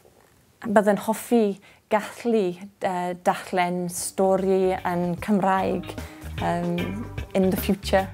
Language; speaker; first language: Welsh; non-native, learner; English